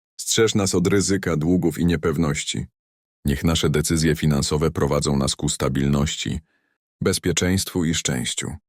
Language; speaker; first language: Polish; native; Polish